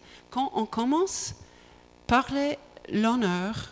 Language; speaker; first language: French; non-native, learner; English